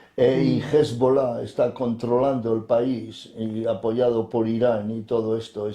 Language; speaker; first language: Spanish; native; Spanish